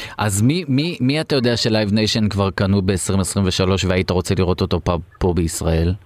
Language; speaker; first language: Hebrew; native; Hebrew